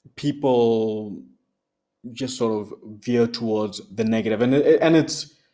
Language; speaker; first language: English; non-native, local second language; Tswana